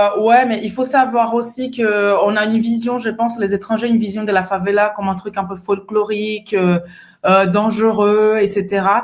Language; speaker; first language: French; non-native, fluent; Portuguese